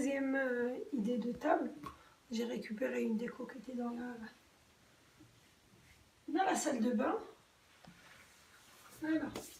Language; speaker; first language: French; native; French